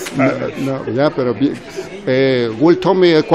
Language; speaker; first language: Spanish; native; Spanish